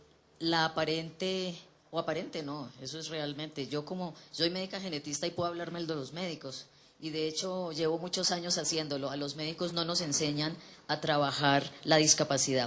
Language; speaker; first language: Spanish; native; Spanish